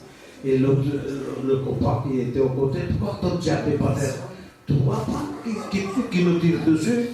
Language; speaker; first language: French; non-native, learner; Portuguese